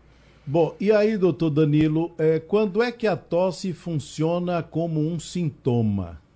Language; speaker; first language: Portuguese; native; Portuguese